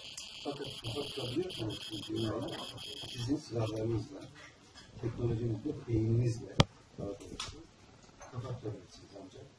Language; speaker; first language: Turkish; native; Turkish